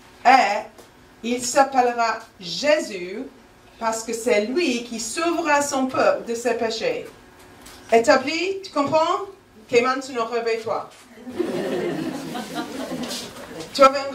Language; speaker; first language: French; non-native, fluent; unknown